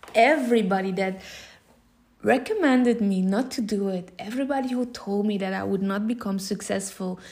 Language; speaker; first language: English; non-native, fluent; Dutch